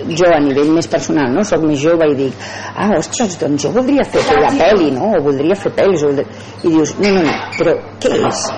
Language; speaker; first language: Catalan; native; Catalan